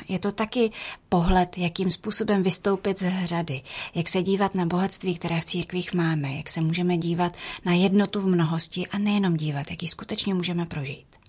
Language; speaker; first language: Czech; native; Czech